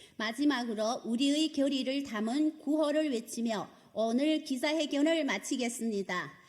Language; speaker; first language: Korean; non-native, fluent; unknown